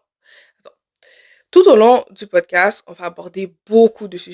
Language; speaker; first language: French; native; French